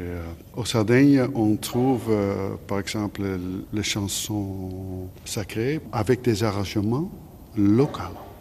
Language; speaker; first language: French; non-native, fluent; Dutch